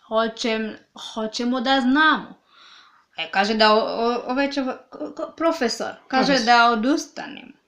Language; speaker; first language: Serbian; non-native, learner; English